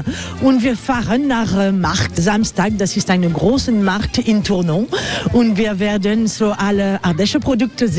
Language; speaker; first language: German; non-native, learner; French